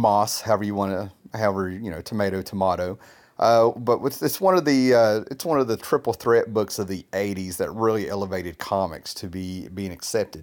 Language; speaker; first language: English; native; English